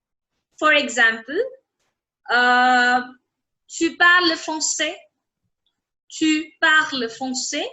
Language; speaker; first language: French; non-native, fluent; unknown